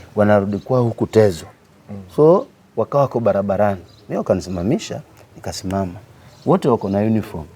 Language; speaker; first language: Swahili; non-native, local second language; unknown